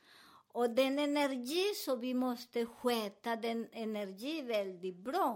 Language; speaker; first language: Swedish; non-native, learner; Spanish